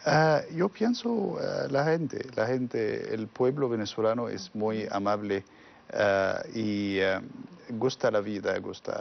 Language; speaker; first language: Spanish; non-native, learner; Arabic